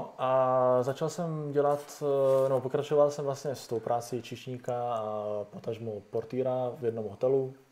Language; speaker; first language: Czech; non-native, fluent; Italian